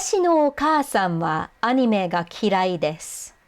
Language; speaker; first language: Japanese; non-native, fluent; English